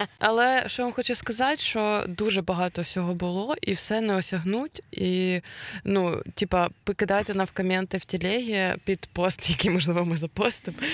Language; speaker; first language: Ukrainian; non-native, local second language; Russian